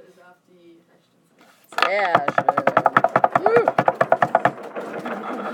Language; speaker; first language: German; non-native, learner; English